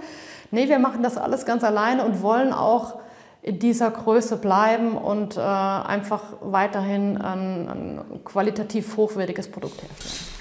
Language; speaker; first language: German; native; German